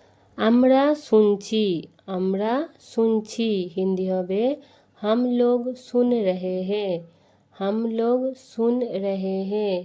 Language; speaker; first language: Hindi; non-native, fluent; Bangla